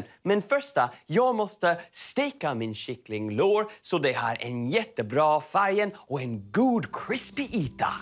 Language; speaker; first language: Swedish; non-native, learner; English